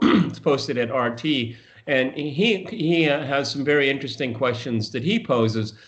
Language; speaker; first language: English; native; English